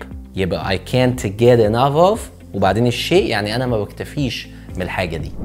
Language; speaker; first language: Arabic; native; Arabic